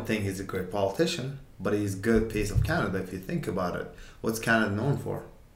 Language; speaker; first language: English; non-native, fluent; Uzbek